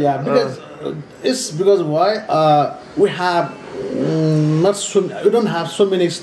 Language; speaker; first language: English; non-native, learner; Nepali